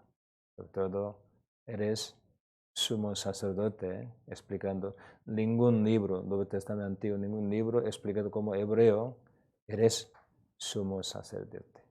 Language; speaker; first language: Spanish; non-native, learner; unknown